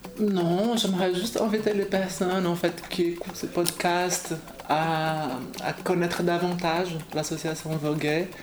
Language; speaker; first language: French; non-native, fluent; Portuguese